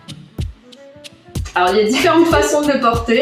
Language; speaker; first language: French; native; French